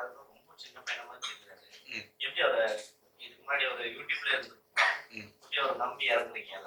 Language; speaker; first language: Tamil; native; Tamil